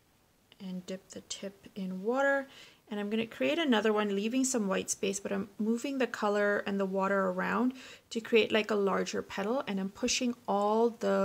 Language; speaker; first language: English; native; English